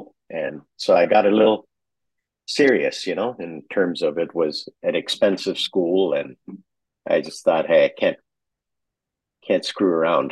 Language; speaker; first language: English; non-native, local second language; Urdu